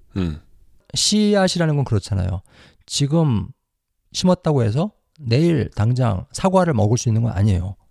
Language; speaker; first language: Korean; native; Korean